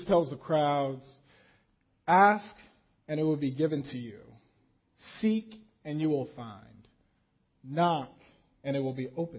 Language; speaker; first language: English; native; English